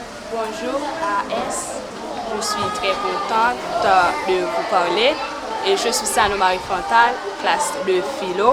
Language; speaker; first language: French; non-native, local second language; Haitian Creole